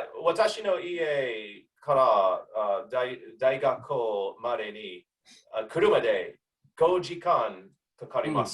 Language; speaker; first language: Japanese; non-native, learner; English